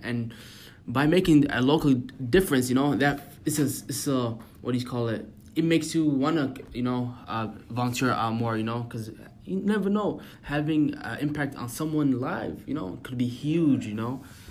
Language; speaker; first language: English; native; English